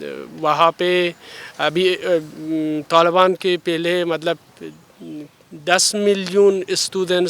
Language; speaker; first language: Hindi; non-native, fluent; Persian